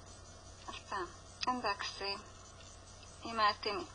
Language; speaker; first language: Greek; non-native, learner; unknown